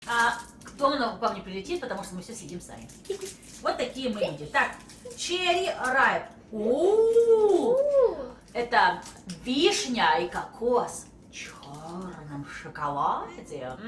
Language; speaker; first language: Russian; native; Russian